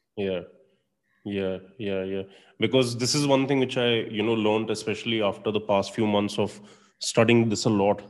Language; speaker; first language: English; non-native, local second language; Hindi